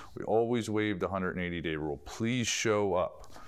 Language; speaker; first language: English; native; English